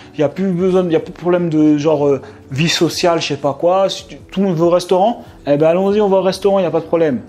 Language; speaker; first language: French; native; French